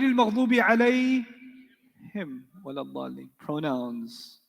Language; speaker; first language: Arabic; non-native, fluent; English